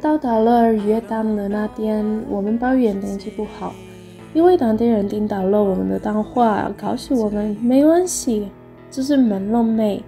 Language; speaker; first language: Chinese; non-native, learner; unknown